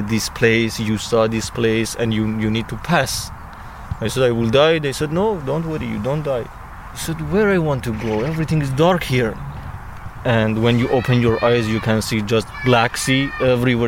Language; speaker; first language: English; non-native, learner; Persian